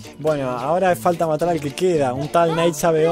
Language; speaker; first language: Spanish; native; Spanish